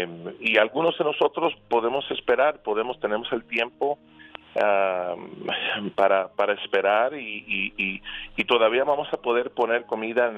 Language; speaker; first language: Spanish; early bilingual, other home language; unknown